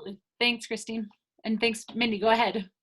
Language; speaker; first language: English; native; English